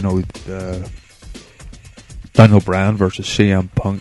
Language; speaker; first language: English; native; English